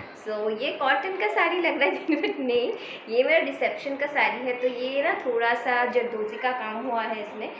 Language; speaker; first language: Hindi; non-native, local second language; Bangla